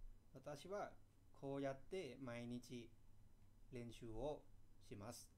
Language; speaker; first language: Japanese; non-native, fluent; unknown